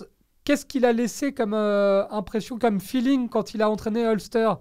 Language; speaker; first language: French; native; French